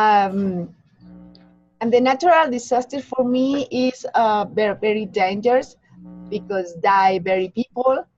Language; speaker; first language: English; non-native, learner; Spanish